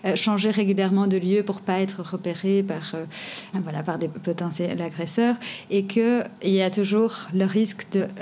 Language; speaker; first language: French; non-native, fluent; Portuguese